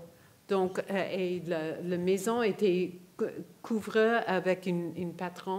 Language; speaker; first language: French; non-native, fluent; English